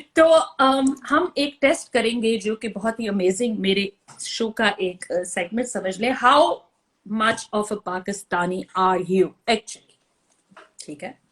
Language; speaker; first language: Urdu; native; Urdu